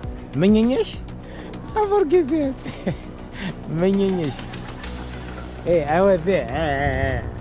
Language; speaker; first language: English; non-native, learner; Amharic